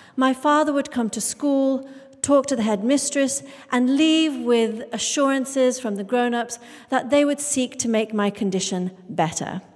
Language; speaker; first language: English; native; English